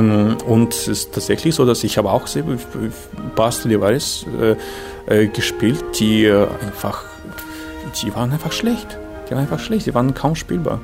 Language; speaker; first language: German; non-native, fluent; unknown